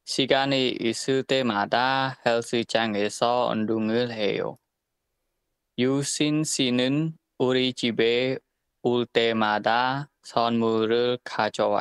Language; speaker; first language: Korean; non-native, learner; Khmer